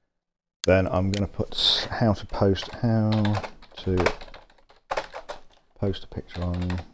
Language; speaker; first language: English; native; English